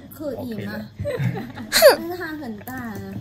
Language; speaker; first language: Chinese; non-native, learner; Lao